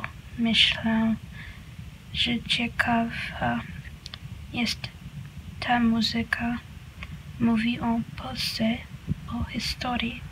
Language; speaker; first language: Polish; non-native, learner; English